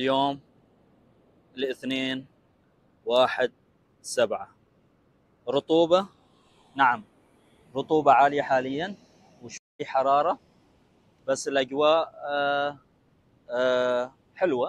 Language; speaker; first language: Arabic; native; Arabic